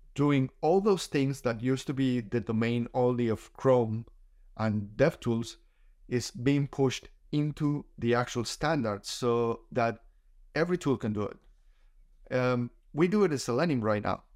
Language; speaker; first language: English; non-native, fluent; Spanish